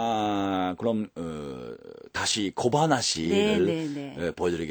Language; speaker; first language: Korean; early bilingual, heritage; Japanese